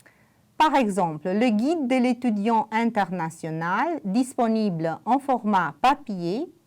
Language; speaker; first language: French; non-native, fluent; Romanian